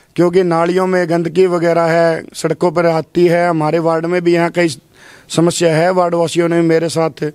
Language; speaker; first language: Hindi; native; Hindi